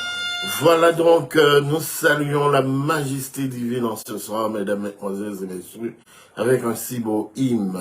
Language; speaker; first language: French; non-native, local second language; Haitian Creole